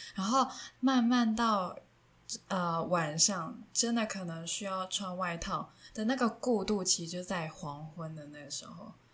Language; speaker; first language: Chinese; non-native, local second language; Cantonese